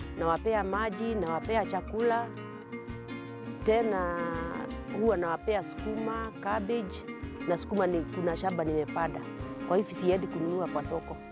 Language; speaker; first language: Swahili; non-native, local second language; Kikuyu